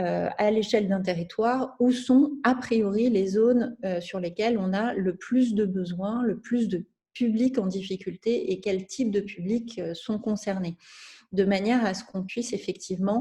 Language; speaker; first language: French; native; French